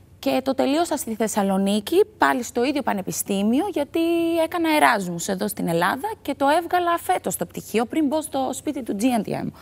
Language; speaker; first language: Greek; early bilingual, other home language; Albanian